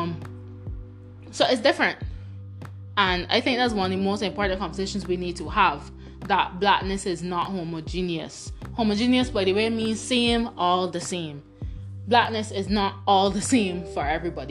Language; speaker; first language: English; non-native, local second language; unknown